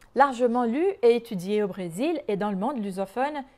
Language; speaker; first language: French; non-native, fluent; Portuguese